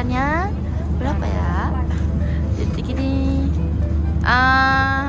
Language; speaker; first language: Indonesian; non-native, learner; Japanese